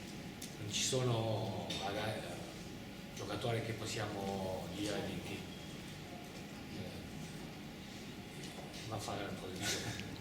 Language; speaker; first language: Italian; non-native, fluent; French